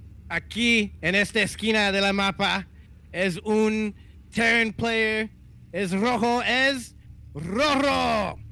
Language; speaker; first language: Spanish; non-native, learner; English